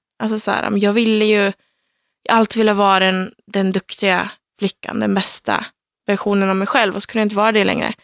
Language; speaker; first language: Swedish; native; Swedish